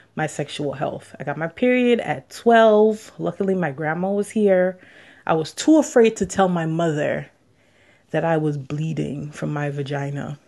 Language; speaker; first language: English; native; English